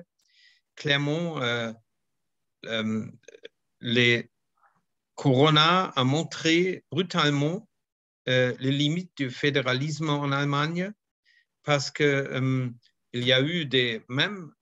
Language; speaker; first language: French; non-native, fluent; German